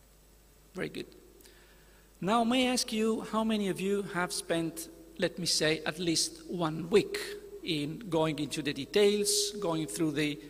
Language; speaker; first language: English; non-native, fluent; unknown